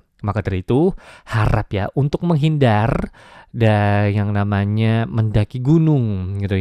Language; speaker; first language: Indonesian; native; Indonesian